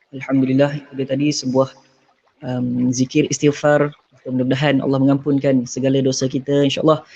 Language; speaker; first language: Malay; native; Malay